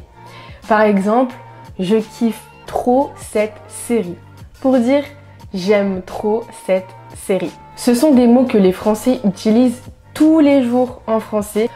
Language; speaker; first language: French; native; French